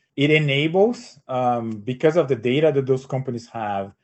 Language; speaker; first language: English; non-native, fluent; Portuguese